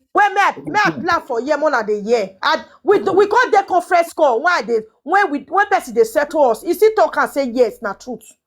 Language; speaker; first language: Nigerian Pidgin; native; Nigerian Pidgin